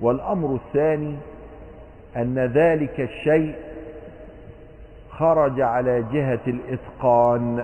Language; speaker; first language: Arabic; native; Arabic